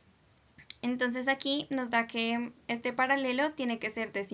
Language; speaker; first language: Spanish; native; Spanish